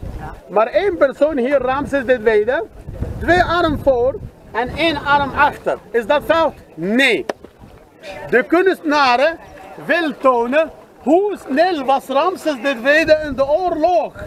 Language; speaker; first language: Dutch; non-native, learner; Arabic